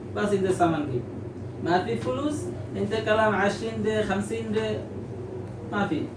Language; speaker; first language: Arabic; non-native, learner; Bangla